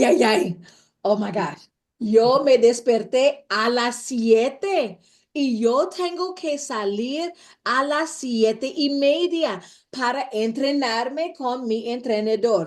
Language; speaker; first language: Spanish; non-native, fluent; English